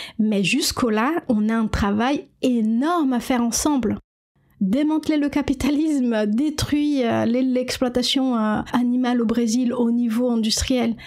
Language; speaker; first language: French; non-native, fluent; Portuguese